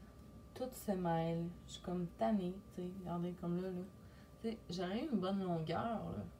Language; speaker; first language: French; native; French